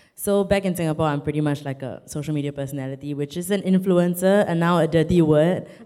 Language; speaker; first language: English; native; English